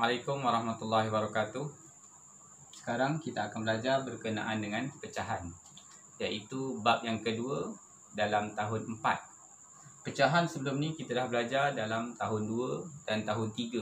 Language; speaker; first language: Malay; native; Malay